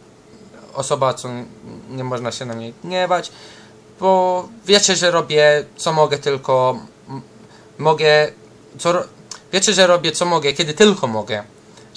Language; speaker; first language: Polish; early bilingual, heritage; English